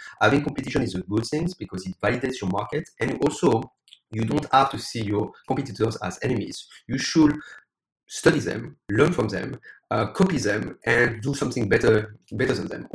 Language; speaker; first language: English; non-native, fluent; French